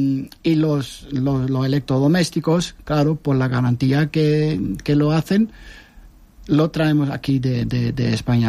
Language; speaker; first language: Spanish; non-native, fluent; Dutch